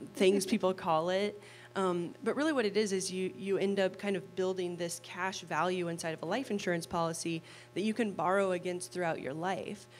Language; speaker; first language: English; native; English